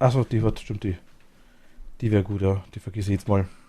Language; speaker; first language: German; native; German